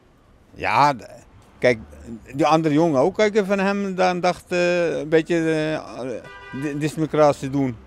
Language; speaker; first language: Dutch; non-native, learner; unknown